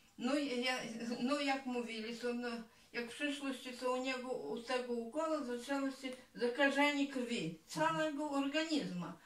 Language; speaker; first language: Polish; early bilingual, heritage; Polish